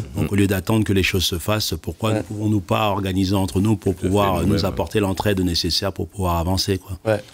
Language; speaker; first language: French; native; French